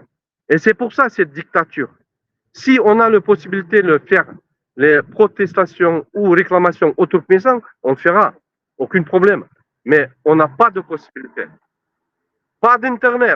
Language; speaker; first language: French; non-native, learner; Turkmen